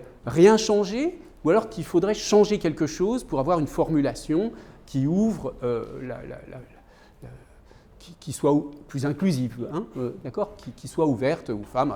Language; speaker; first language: French; native; French